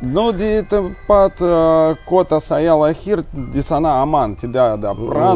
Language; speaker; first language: Indonesian; non-native, learner; Russian